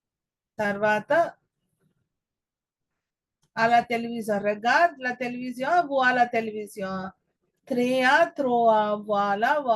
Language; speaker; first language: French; non-native, fluent; Telugu